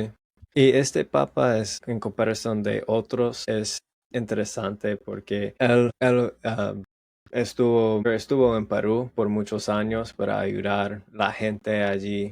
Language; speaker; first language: Spanish; non-native, learner; English